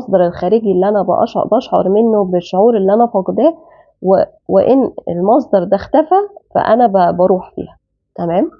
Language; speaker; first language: Arabic; native; Arabic